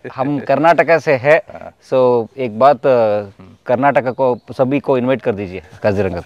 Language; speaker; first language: Hindi; non-native, local second language; Kannada